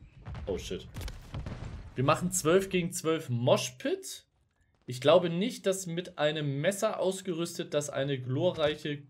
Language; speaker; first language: German; native; German